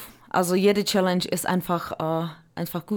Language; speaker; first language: German; non-native, fluent; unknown